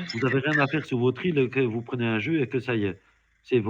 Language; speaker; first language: French; native; French